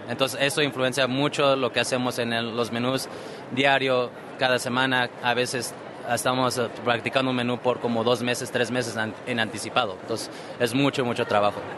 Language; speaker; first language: Spanish; early bilingual, heritage; Spanish